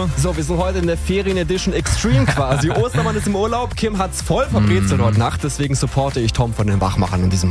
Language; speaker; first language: German; native; German